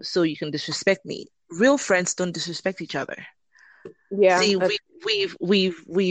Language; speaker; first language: English; non-native, local second language; Yoruba